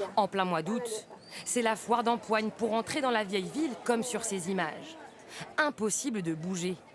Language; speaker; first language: French; native; French